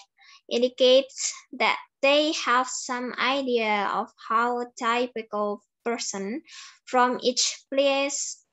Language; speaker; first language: English; non-native, learner; Indonesian